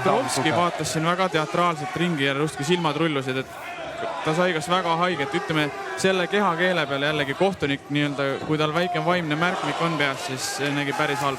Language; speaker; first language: Estonian; native; Estonian